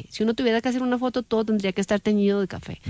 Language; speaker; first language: Spanish; native; Spanish